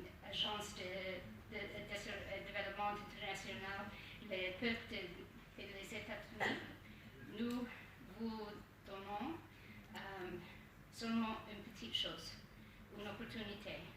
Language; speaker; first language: French; non-native, learner; English